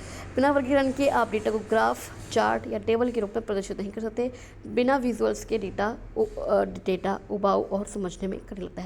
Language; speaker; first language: Hindi; native; Hindi